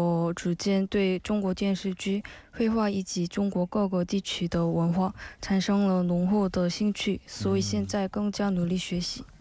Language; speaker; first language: Chinese; non-native, fluent; Korean